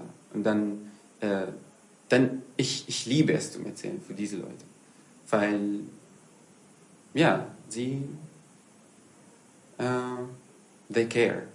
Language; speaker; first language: German; non-native, learner; Arabic